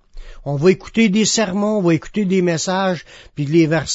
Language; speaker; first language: French; native; French